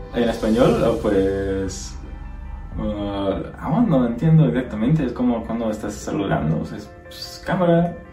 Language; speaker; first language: Spanish; non-native, fluent; English